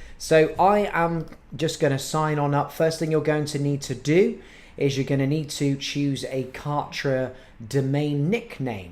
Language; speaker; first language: English; native; English